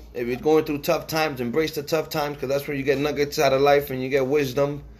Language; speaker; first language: English; early bilingual, other home language; Spanish